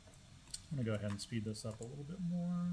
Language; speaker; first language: English; native; English